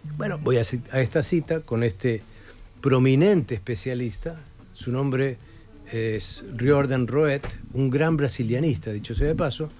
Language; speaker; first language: Spanish; native; Spanish